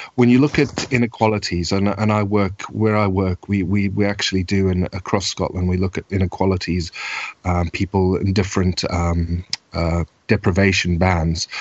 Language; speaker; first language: English; native; English